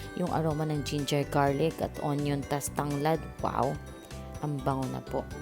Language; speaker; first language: Filipino; non-native, local second language; Cebuano